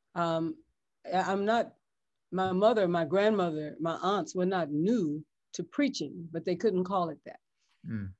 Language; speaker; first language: English; native; English